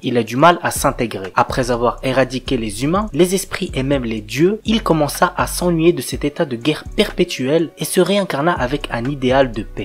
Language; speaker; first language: French; native; French